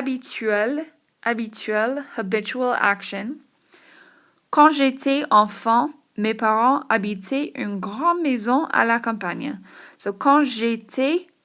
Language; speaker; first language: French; non-native, fluent; English